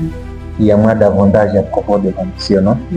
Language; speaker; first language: French; non-native, learner; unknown